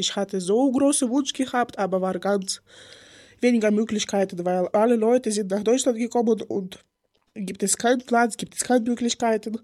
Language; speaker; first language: German; non-native, learner; Ukrainian